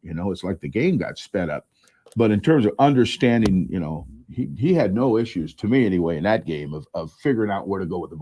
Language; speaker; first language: English; native; English